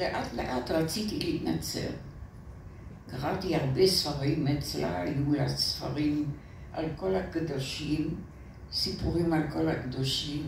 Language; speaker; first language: Hebrew; non-native, fluent; French